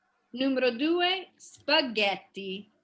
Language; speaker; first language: Italian; non-native, fluent; English